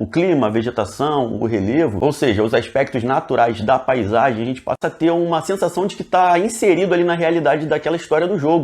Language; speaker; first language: Portuguese; native; Portuguese